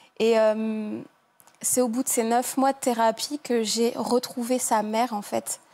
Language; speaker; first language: French; native; French